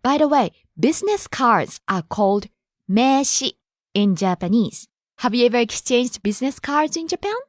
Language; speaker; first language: English; non-native, fluent; Japanese